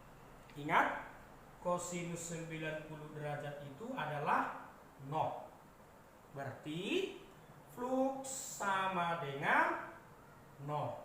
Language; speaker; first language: Indonesian; native; Indonesian